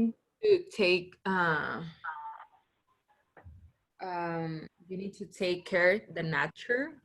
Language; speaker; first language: English; non-native, learner; Spanish